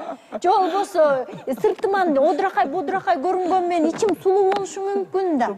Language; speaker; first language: Kyrgyz; native; Kyrgyz